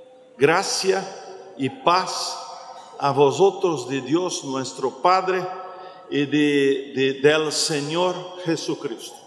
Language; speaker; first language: Spanish; non-native, learner; Portuguese